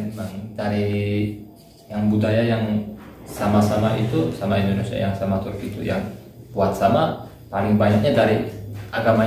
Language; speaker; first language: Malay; non-native, learner; Turkish